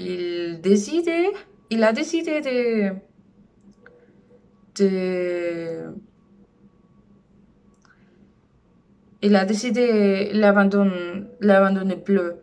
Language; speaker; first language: French; non-native, learner; Spanish